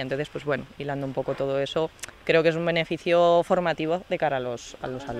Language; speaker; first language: Spanish; native; Spanish